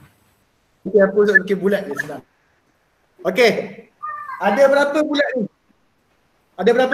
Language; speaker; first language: Malay; native; Malay